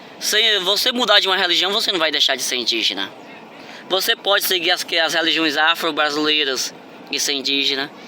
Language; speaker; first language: Portuguese; native; Portuguese